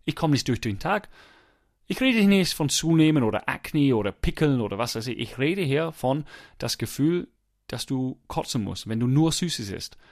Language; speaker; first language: German; non-native, fluent; English